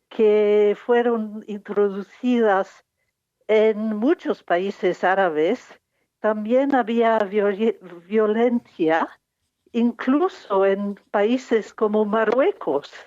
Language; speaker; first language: Spanish; non-native, fluent; English